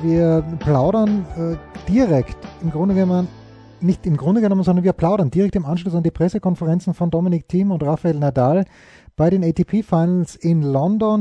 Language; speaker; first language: German; native; German